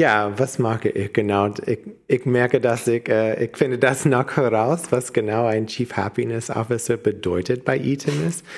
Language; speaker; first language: German; non-native, learner; English